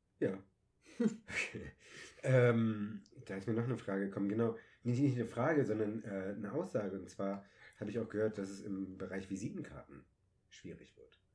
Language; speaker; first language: German; native; German